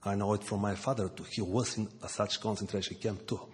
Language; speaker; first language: English; non-native, learner; Bulgarian